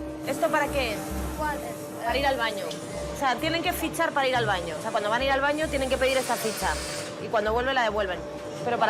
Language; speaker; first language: Spanish; native; Spanish